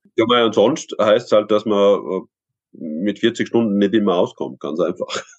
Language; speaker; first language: German; native; German